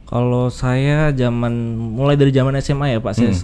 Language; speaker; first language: Indonesian; native; Indonesian